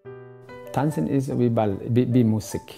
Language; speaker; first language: German; non-native, fluent; Spanish